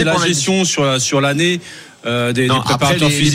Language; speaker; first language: French; native; French